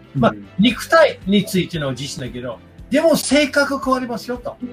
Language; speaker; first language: Japanese; non-native, fluent; English